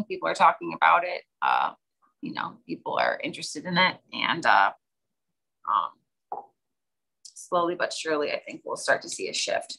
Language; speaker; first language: English; native; English